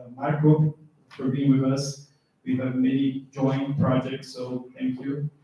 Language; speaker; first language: English; non-native, fluent; Portuguese